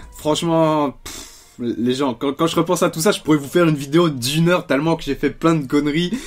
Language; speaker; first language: French; native; French